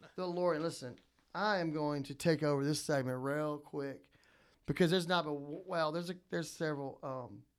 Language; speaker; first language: English; native; English